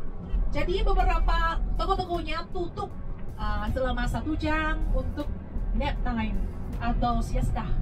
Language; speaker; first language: Indonesian; non-native, fluent; Vietnamese